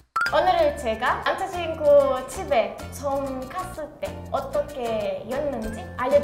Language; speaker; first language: Korean; non-native, learner; Italian